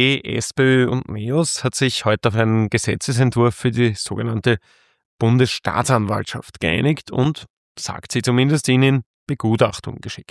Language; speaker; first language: German; native; German